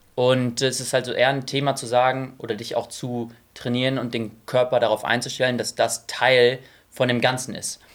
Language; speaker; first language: German; native; German